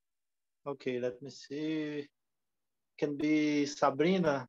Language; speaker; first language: English; non-native, learner; Portuguese